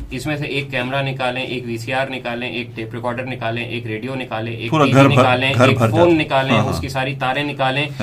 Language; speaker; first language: Urdu; native; Urdu